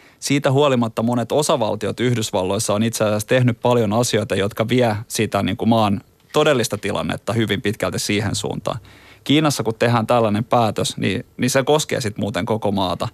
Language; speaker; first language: Finnish; native; Finnish